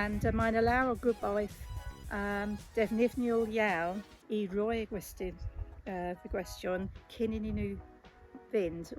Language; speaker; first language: Welsh; non-native, learner; English